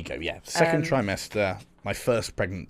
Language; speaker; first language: English; native; English